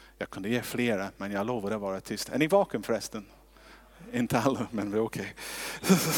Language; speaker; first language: Swedish; non-native, fluent; English